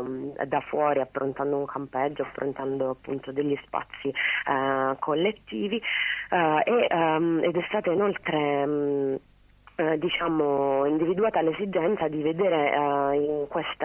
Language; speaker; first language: Italian; native; Italian